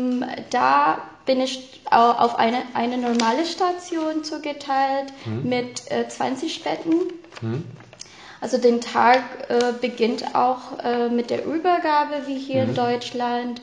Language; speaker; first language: German; non-native, fluent; Filipino